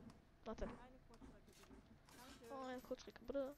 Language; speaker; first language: German; native; German